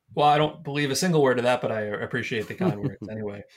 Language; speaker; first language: English; native; English